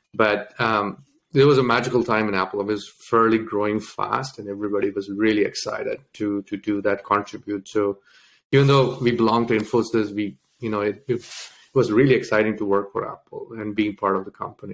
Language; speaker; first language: English; non-native, local second language; Tamil